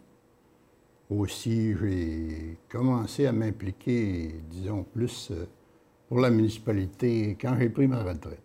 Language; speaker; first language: French; native; French